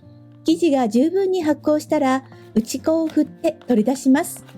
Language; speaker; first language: Japanese; native; Japanese